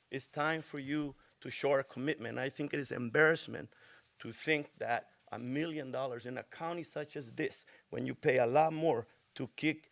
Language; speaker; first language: English; early bilingual, other home language; Spanish